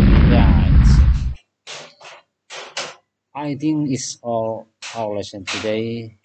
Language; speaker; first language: English; non-native, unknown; Indonesian